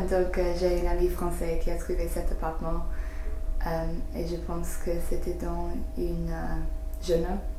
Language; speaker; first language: French; non-native, learner; English